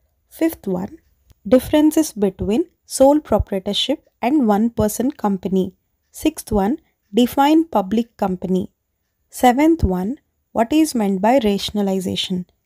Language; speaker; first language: English; non-native, local second language; Telugu